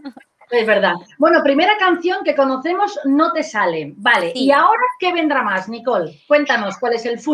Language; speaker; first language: Spanish; native; Spanish